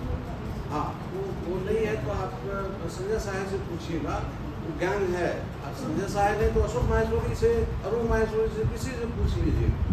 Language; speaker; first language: Hindi; native; Hindi